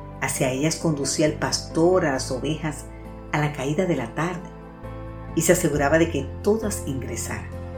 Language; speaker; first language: Spanish; native; Spanish